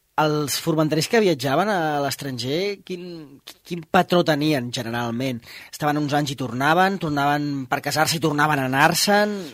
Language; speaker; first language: Catalan; native; Catalan